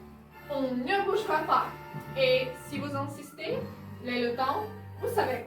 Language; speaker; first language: French; non-native, fluent; Ukrainian